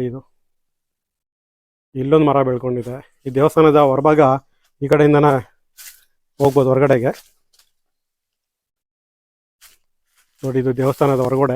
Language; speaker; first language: Kannada; native; Kannada